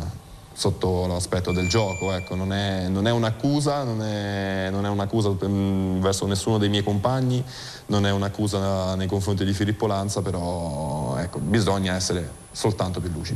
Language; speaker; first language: Italian; native; Italian